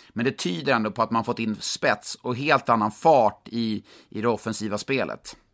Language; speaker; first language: Swedish; native; Swedish